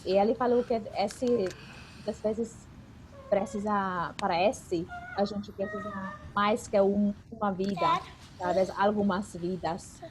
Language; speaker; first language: Portuguese; non-native, fluent; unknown